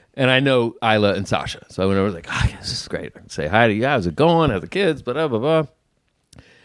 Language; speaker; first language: English; native; English